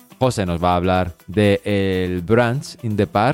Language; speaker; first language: Spanish; native; Spanish